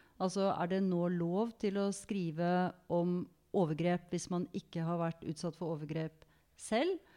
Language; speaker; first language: Norwegian; native; Norwegian